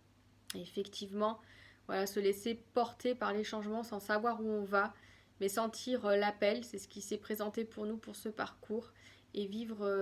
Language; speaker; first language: French; native; French